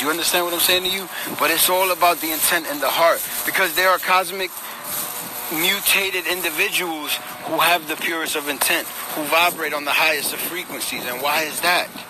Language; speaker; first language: English; early bilingual, other home language; Spanish